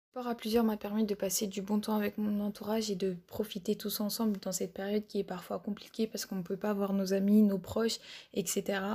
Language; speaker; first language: French; native; French